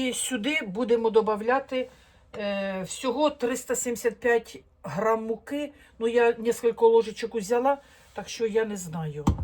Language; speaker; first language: Ukrainian; non-native, local second language; Russian